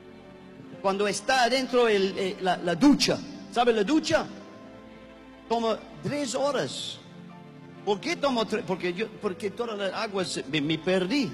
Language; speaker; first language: Spanish; non-native, learner; English